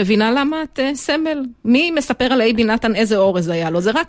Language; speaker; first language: Hebrew; native; Hebrew